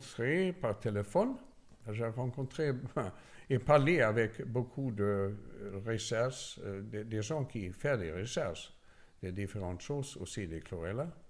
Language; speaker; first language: French; non-native, learner; Swedish